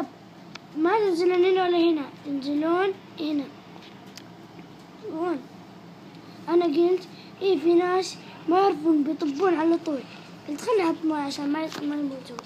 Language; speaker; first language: Arabic; native; Arabic